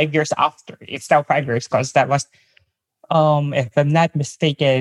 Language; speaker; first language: English; non-native, local second language; Filipino